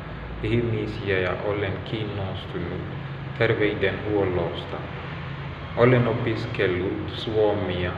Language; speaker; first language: Finnish; non-native, learner; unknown